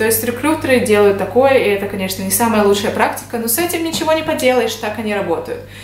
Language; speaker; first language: Russian; native; Russian